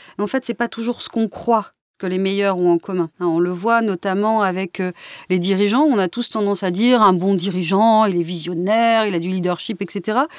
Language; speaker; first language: French; native; French